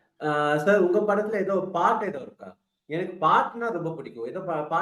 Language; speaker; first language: Tamil; early bilingual, heritage; Tamil